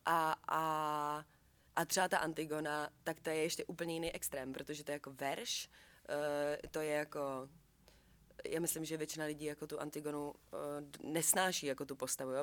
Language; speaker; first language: Czech; native; Czech